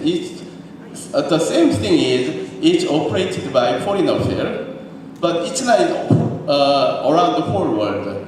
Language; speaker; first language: English; non-native, learner; Korean